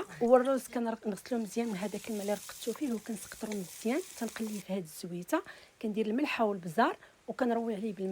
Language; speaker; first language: Arabic; native; Arabic